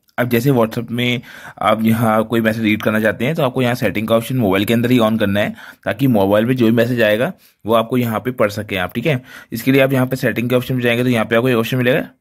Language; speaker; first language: Hindi; native; Hindi